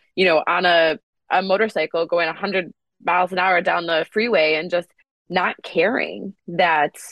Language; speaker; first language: English; native; English